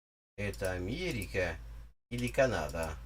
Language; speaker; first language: Russian; non-native, learner; English